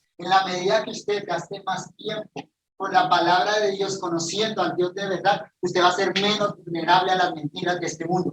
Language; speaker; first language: Spanish; native; Spanish